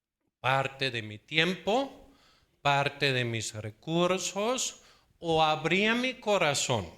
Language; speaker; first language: Spanish; non-native, fluent; Danish